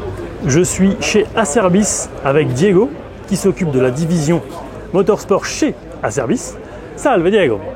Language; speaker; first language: French; native; French